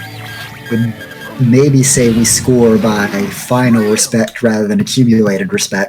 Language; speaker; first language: English; native; English